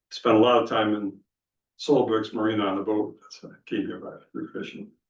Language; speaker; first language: English; non-native, fluent; Dutch